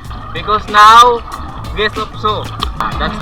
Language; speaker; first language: English; non-native, local second language; Filipino